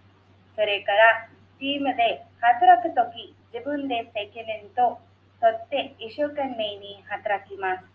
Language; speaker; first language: Japanese; non-native, learner; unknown